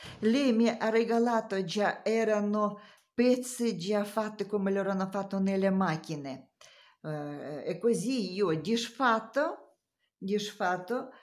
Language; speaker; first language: Italian; non-native, learner; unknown